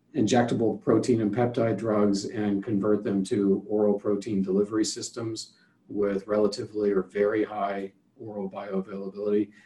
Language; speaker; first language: English; native; English